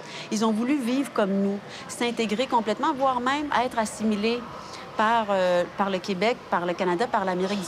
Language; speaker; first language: French; native; French